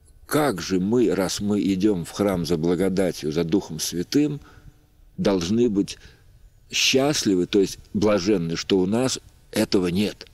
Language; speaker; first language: Russian; native; Russian